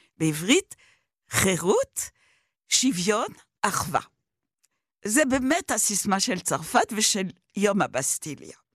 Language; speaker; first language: Hebrew; non-native, fluent; French